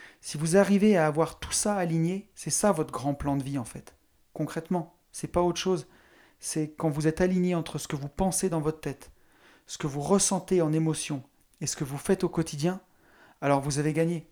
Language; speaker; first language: French; native; French